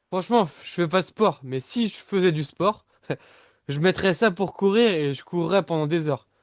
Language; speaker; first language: French; native; French